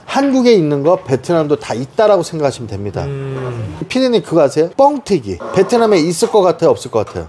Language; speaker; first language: Korean; native; Korean